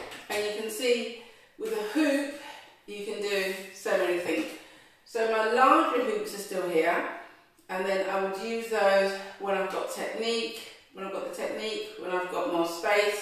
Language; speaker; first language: English; native; English